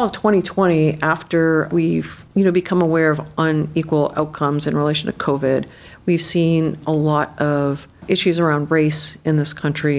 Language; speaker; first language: English; native; English